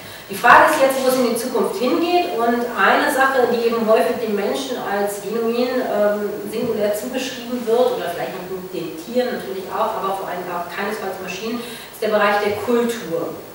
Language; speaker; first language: German; native; German